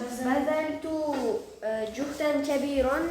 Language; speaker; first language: Arabic; non-native, learner; Uzbek